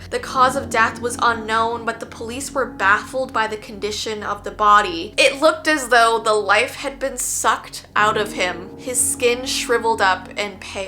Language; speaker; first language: English; native; English